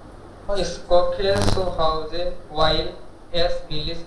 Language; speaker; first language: German; non-native, learner; Hindi